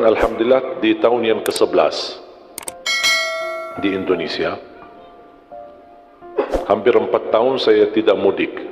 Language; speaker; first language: Indonesian; non-native, fluent; Arabic